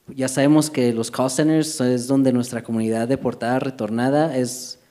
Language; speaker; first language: Spanish; early bilingual, heritage; Spanish